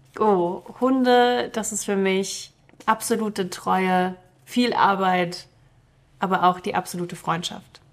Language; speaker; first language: German; early bilingual, other home language; Russian